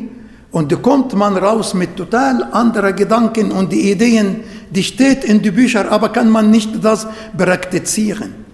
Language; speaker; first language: German; non-native, fluent; Arabic